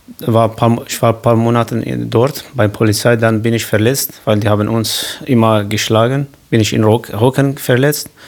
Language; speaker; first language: German; non-native, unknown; Kurdish